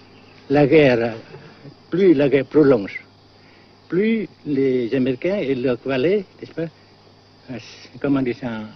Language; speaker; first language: French; non-native, fluent; Vietnamese